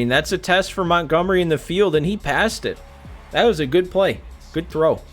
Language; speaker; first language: English; native; English